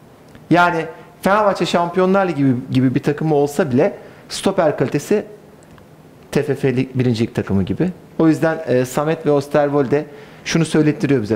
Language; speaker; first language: Turkish; native; Turkish